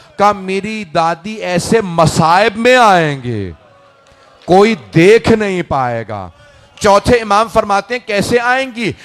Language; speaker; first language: Urdu; early bilingual, heritage; Urdu